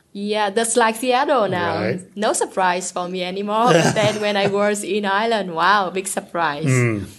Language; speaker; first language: English; non-native, learner; Vietnamese